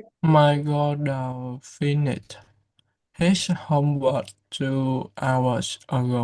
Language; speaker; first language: English; non-native, learner; Vietnamese